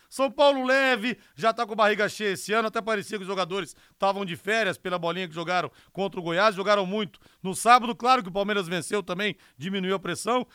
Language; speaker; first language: Portuguese; native; Portuguese